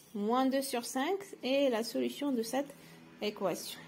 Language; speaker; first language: French; non-native, local second language; Arabic